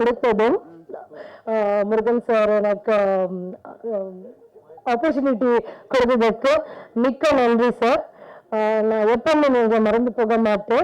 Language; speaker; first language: Tamil; non-native, learner; Kannada